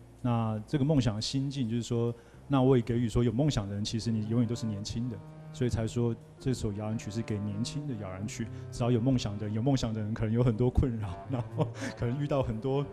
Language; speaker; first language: Chinese; native; Chinese